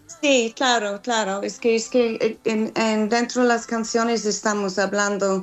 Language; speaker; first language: Spanish; non-native, learner; English